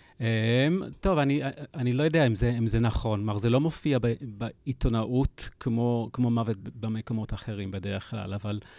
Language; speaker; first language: Hebrew; non-native, fluent; English